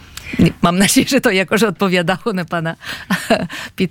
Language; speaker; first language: Polish; non-native, fluent; Finnish